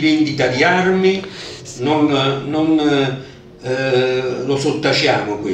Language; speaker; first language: Italian; native; Italian